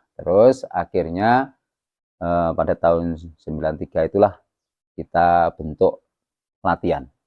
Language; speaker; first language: Indonesian; non-native, local second language; Javanese